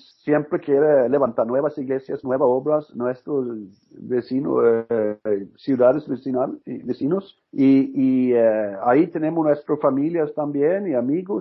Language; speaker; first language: Spanish; non-native, learner; Norwegian